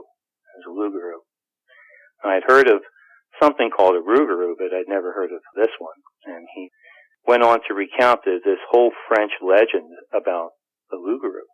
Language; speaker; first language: English; native; English